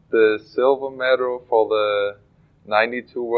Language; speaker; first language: English; non-native, fluent; German